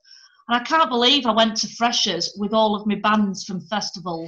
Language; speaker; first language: English; native; English